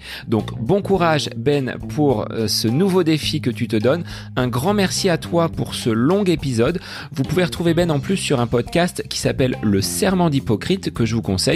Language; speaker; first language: French; native; French